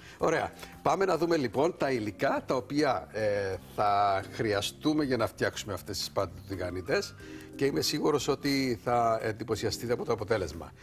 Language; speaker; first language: Greek; native; Greek